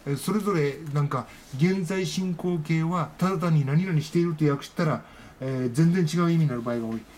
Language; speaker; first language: Japanese; native; Japanese